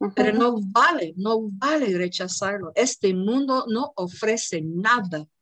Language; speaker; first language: Spanish; non-native, fluent; English